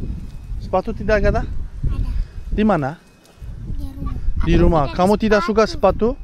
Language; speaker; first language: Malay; non-native, learner; Turkish